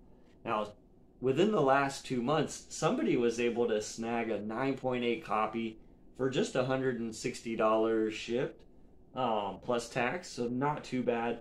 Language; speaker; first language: English; native; English